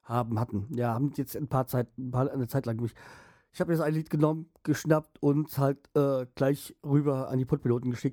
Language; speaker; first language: German; native; German